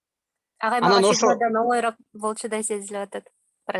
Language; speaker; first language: Kyrgyz; native; Kyrgyz